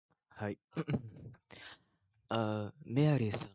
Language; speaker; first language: Japanese; non-native, learner; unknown